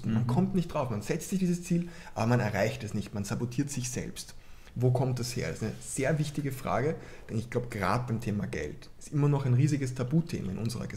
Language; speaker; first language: German; native; German